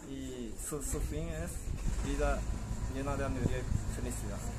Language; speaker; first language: Spanish; early bilingual, other home language; Japanese